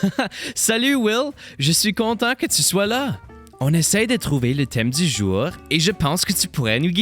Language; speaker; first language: French; native; French